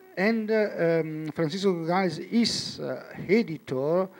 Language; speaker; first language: English; non-native, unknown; Italian